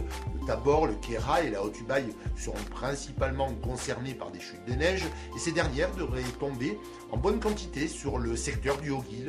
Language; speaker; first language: French; native; French